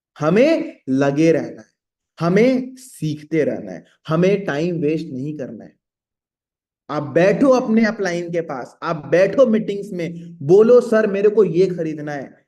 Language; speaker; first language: Hindi; native; Hindi